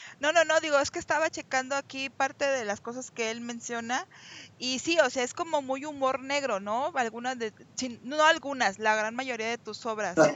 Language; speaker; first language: Spanish; native; Spanish